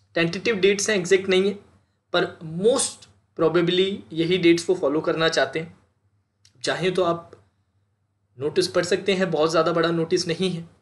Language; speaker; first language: Hindi; native; Hindi